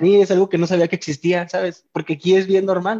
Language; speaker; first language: Spanish; native; Spanish